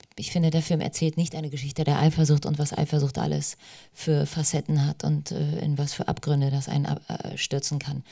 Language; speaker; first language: German; early bilingual, other home language; Polish